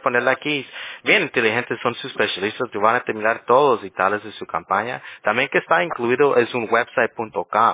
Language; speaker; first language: Spanish; early bilingual, heritage; English